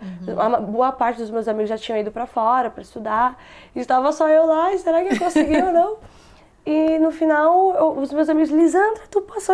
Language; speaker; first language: Portuguese; non-native, local second language; Kabuverdianu